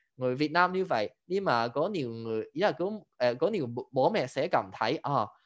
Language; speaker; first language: Vietnamese; non-native, fluent; Cantonese